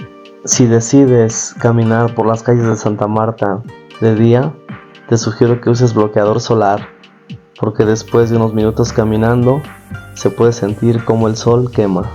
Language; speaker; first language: Spanish; native; Spanish